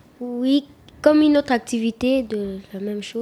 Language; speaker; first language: French; early bilingual, other home language; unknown